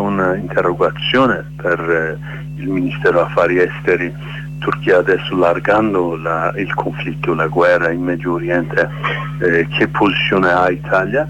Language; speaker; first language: Italian; non-native, learner; Kurdish